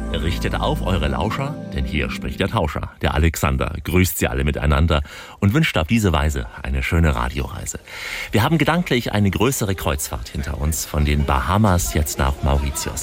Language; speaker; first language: German; native; German